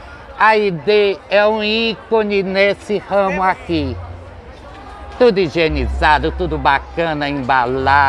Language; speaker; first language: Portuguese; native; Portuguese